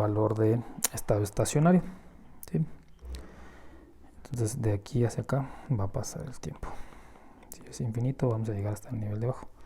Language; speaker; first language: Spanish; native; Spanish